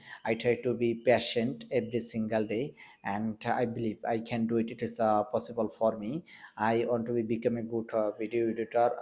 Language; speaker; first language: English; non-native, learner; Bangla